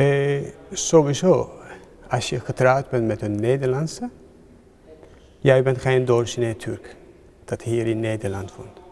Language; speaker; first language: Dutch; non-native, fluent; Turkish